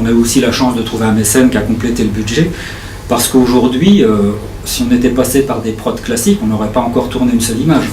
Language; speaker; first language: French; native; French